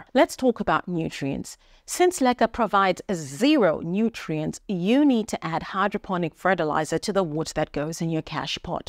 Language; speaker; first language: English; native; English